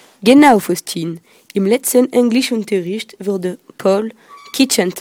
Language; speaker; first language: German; non-native, learner; French